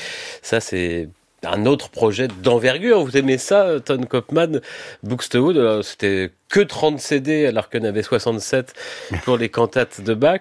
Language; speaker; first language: French; native; French